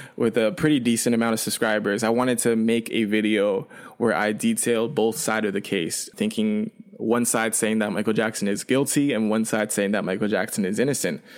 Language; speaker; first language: English; early bilingual, other home language; Chinese